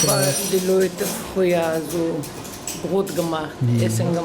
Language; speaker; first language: German; non-native, learner; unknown